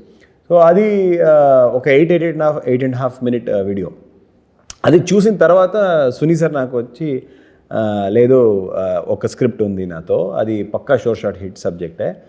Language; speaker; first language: Telugu; non-native, learner; Kannada